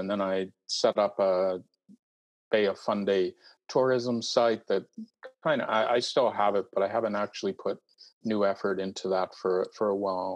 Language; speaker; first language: English; native; English